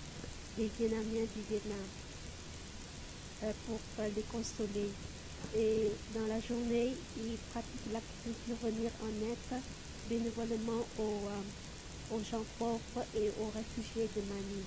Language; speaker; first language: French; non-native, fluent; Vietnamese